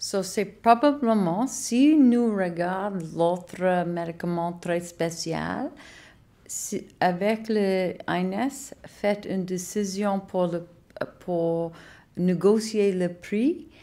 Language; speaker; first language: French; non-native, learner; English